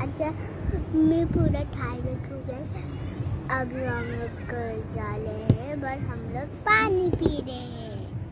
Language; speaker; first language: Hindi; early bilingual, heritage; Hindi